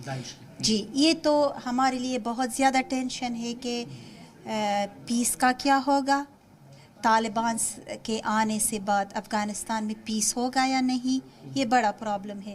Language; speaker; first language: Hindi; non-native, fluent; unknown